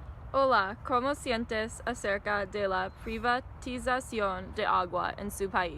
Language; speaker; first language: Spanish; non-native, learner; English